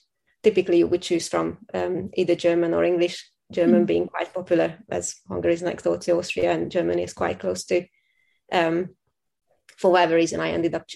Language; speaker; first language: English; non-native, fluent; Hungarian